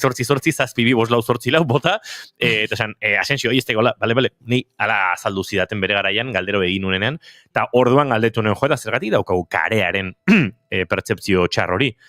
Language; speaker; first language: Basque; native; Basque